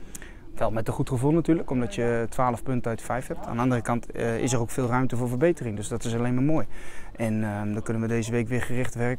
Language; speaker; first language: Dutch; native; Dutch